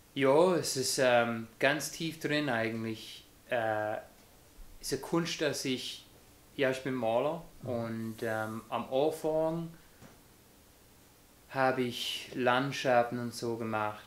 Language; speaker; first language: German; non-native, fluent; English